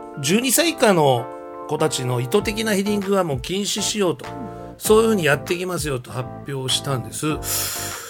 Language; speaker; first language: Japanese; native; Japanese